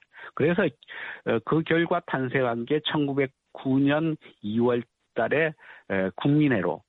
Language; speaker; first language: Korean; native; Korean